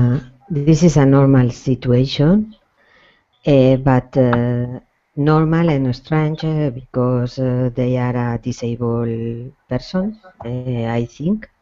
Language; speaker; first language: English; non-native, learner; Spanish